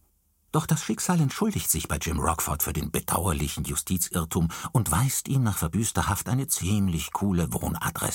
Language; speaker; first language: German; native; German